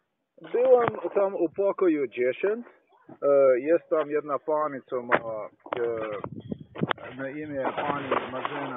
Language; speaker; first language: Polish; non-native, learner; Slovenian